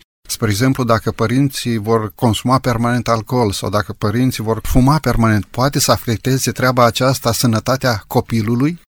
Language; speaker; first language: Romanian; native; Romanian